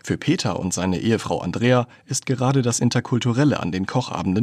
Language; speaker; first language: German; native; German